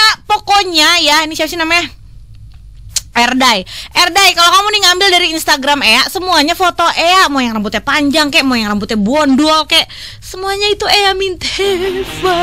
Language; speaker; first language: Indonesian; native; Indonesian